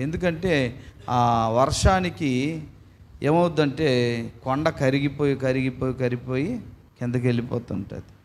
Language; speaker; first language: Telugu; native; Telugu